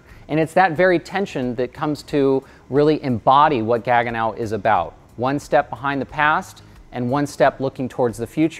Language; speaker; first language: English; native; English